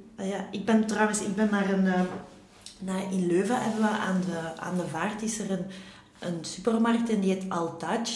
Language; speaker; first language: Dutch; native; Dutch